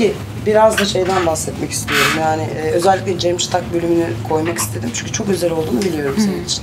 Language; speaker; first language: Turkish; native; Turkish